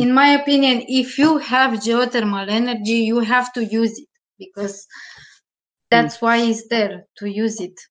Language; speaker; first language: English; non-native, learner; Romanian